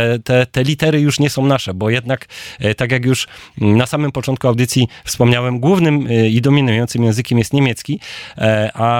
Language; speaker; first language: Polish; native; Polish